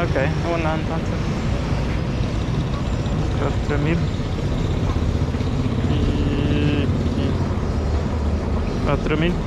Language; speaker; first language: Spanish; non-native, learner; English